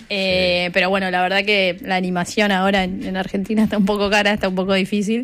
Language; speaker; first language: Spanish; native; Spanish